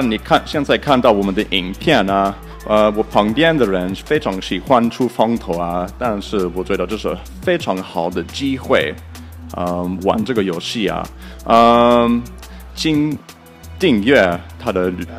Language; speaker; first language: Chinese; non-native, fluent; English